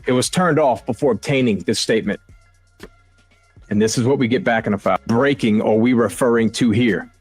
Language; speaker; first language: English; native; English